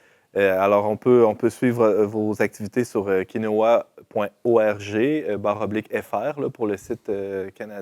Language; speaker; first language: French; native; French